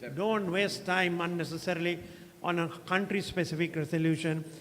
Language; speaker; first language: English; non-native, local second language; Sinhala